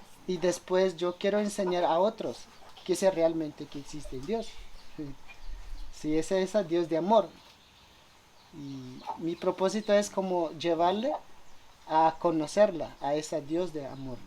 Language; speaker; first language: Spanish; non-native, local second language; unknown